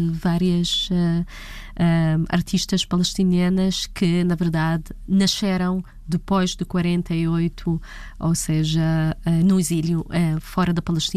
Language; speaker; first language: Portuguese; non-native, fluent; Arabic